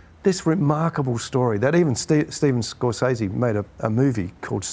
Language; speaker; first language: English; native; English